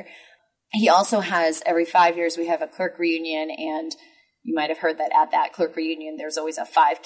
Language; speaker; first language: English; native; English